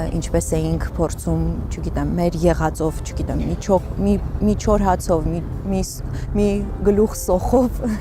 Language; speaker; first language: Armenian; native; Armenian